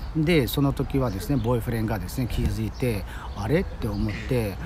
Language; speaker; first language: Japanese; non-native, fluent; Chinese